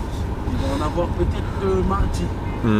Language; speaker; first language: French; native; French